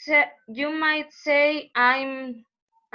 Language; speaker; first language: English; non-native, learner; Spanish